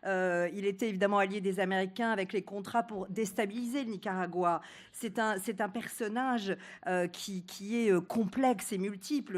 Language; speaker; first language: French; native; French